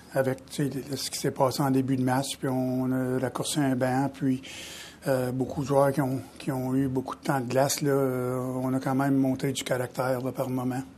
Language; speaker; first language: French; native; French